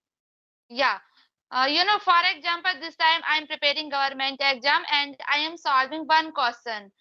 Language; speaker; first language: English; non-native, learner; Hindi